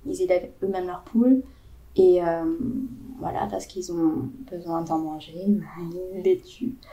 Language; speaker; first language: French; native; French